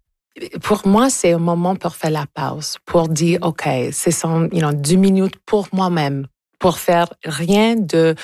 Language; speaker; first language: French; non-native, local second language; English